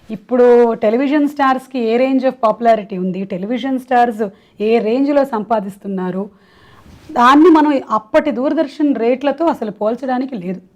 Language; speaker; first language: Telugu; non-native, local second language; Malayalam